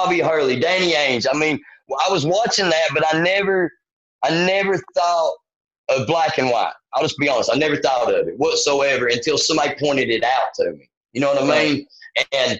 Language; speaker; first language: English; native; English